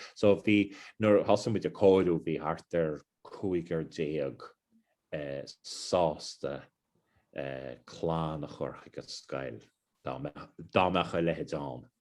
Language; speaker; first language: Irish; non-native, local second language; English